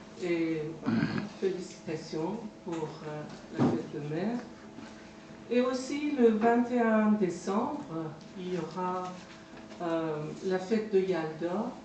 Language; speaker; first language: French; non-native, fluent; Persian